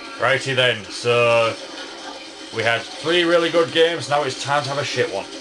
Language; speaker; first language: English; native; English